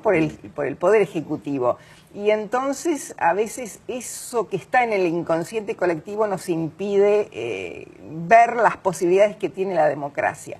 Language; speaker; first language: Spanish; native; Spanish